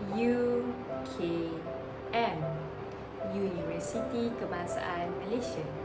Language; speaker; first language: Malay; non-native, local second language; Tamil